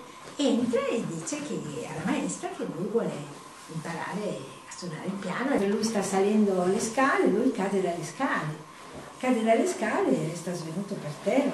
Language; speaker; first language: Italian; native; Italian